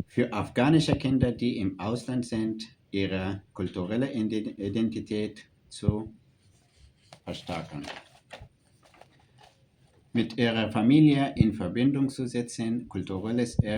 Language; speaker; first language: German; non-native, fluent; Pashto